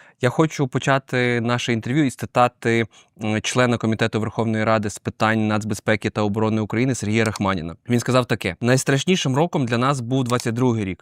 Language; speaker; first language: Ukrainian; native; Ukrainian